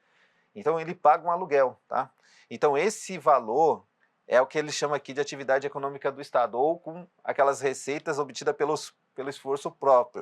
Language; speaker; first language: Portuguese; native; Portuguese